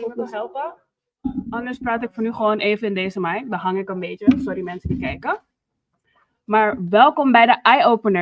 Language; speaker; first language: Dutch; native; Dutch